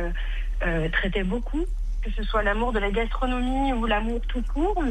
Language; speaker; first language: French; native; French